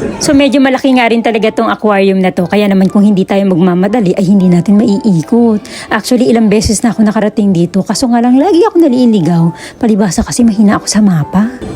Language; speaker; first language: Filipino; native; Filipino